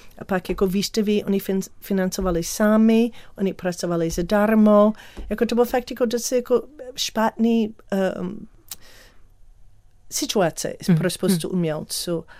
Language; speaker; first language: Czech; non-native, learner; English